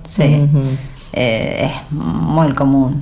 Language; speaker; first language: Catalan; non-native, learner; Spanish